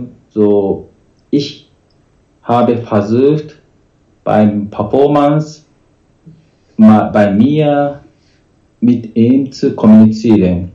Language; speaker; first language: German; non-native, learner; Japanese